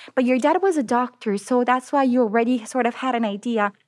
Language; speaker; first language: English; non-native, fluent; Italian